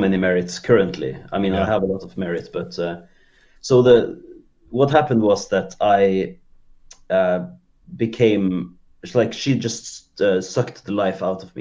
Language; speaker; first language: English; non-native, fluent; Norwegian